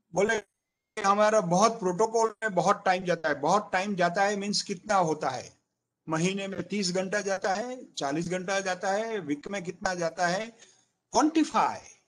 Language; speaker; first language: Hindi; non-native, local second language; Gujarati